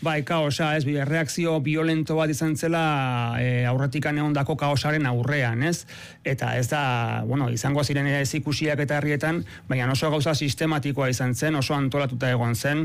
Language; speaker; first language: Basque; native; Basque